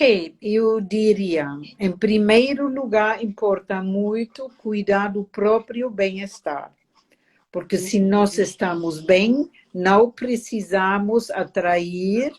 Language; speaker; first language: Portuguese; non-native, fluent; German